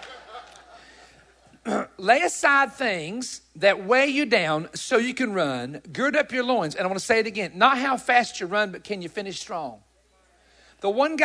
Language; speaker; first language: English; native; English